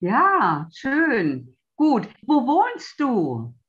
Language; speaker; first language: German; non-native, fluent; Italian